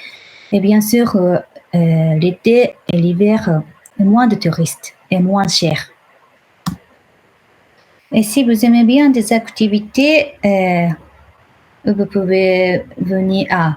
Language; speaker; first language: French; non-native, fluent; Japanese